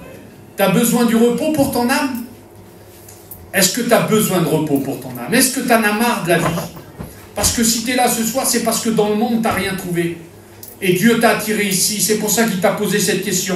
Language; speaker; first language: French; native; French